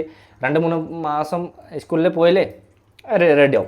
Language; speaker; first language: Malayalam; early bilingual, heritage; Malayalam